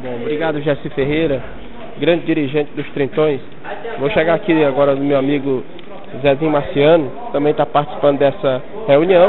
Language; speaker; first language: Portuguese; native; Portuguese